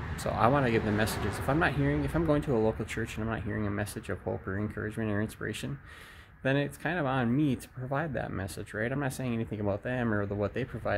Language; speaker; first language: English; native; English